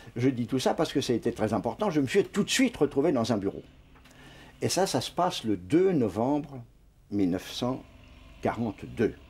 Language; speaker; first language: French; native; French